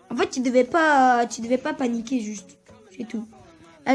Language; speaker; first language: French; early bilingual, other home language; Turkish